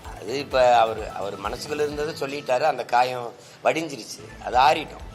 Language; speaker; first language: Tamil; native; Tamil